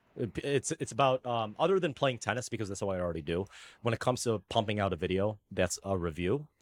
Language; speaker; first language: English; early bilingual, other home language; Filipino